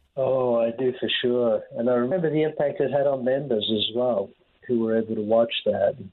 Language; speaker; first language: English; native; English